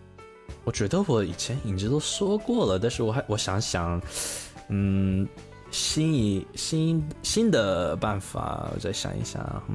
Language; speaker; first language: Chinese; non-native, learner; English